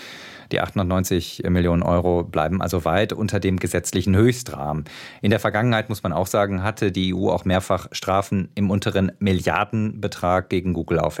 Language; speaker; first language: German; native; German